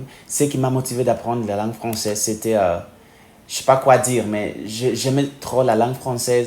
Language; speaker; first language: French; non-native, fluent; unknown